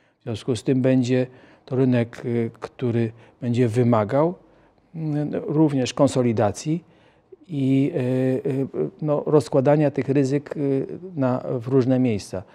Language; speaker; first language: Polish; native; Polish